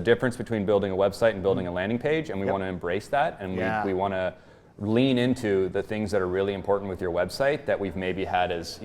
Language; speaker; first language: English; native; English